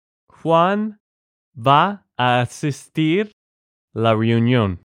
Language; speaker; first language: Spanish; non-native, fluent; English